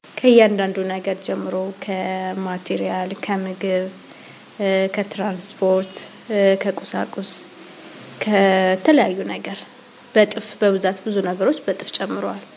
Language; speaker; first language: Amharic; native; Amharic